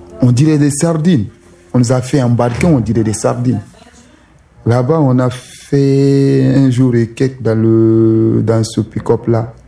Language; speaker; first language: French; non-native, local second language; Susu